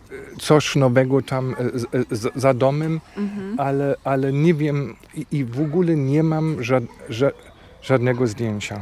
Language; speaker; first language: Polish; non-native, fluent; German